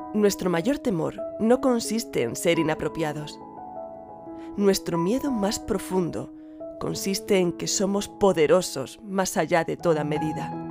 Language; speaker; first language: Spanish; native; Spanish